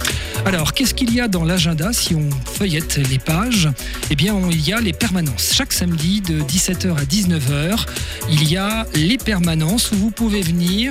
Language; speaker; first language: French; native; French